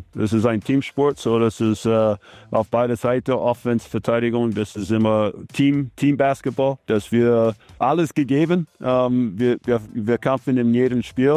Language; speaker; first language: German; non-native, fluent; English